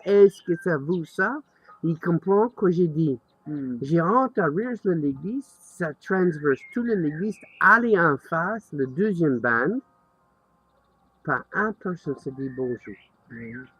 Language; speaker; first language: French; non-native, learner; English